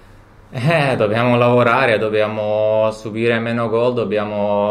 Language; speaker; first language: Italian; non-native, fluent; Lithuanian